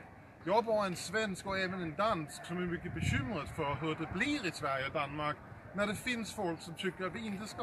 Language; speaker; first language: Swedish; early bilingual, heritage; Danish